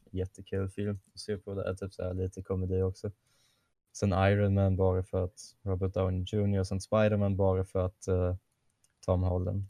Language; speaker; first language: Swedish; non-native, fluent; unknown